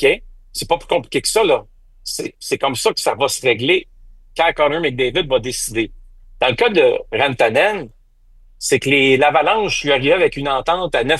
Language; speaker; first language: French; native; French